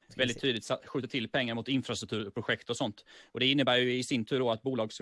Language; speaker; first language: Swedish; native; Swedish